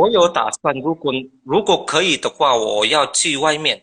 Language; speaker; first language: Chinese; non-native, fluent; Indonesian